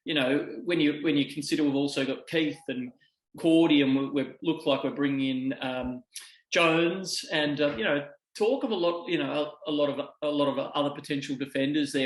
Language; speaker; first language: English; native; English